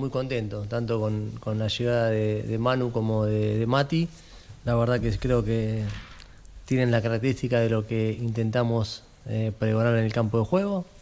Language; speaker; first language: Spanish; native; Spanish